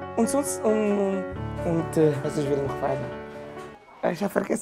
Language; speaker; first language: German; non-native, learner; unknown